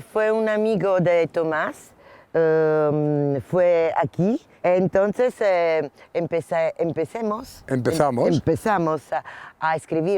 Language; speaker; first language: Spanish; non-native, learner; Italian